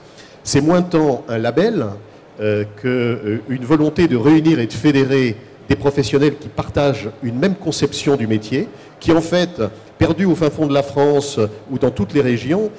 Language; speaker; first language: French; native; French